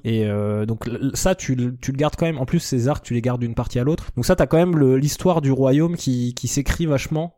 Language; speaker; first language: French; native; French